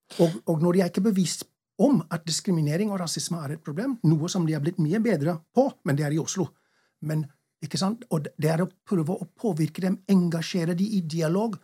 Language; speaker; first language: Norwegian; non-native, fluent; English